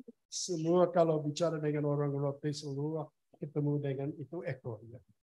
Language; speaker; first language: Indonesian; non-native, fluent; English